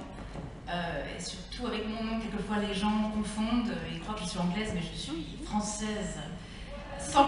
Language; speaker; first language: French; native; French